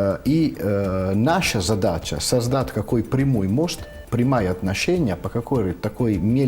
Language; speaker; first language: Russian; non-native, fluent; Italian